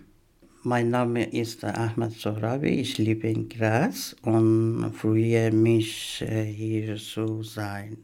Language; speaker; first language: German; non-native, learner; Persian